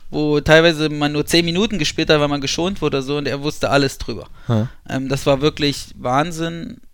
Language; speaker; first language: German; native; German